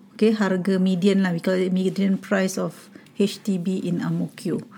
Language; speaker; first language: English; non-native, local second language; Malay